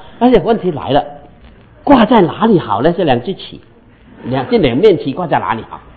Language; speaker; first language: Chinese; non-native, local second language; Cantonese